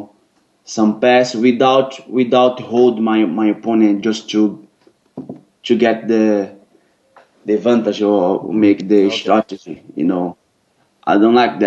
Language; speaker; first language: English; non-native, learner; Portuguese